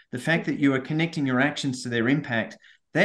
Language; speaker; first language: English; native; English